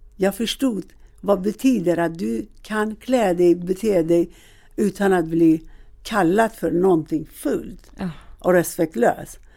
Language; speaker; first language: Swedish; non-native, fluent; Persian